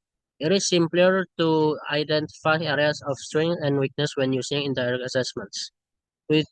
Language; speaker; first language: English; non-native, learner; Indonesian